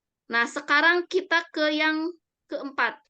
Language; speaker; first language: Indonesian; native; Indonesian